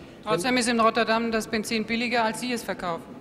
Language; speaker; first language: German; native; German